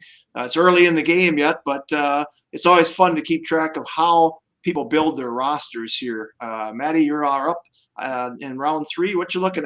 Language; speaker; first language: English; native; English